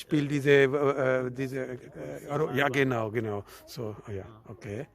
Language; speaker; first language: German; non-native, learner; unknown